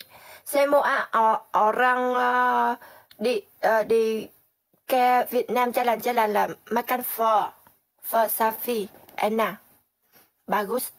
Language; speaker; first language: Indonesian; non-native, learner; Vietnamese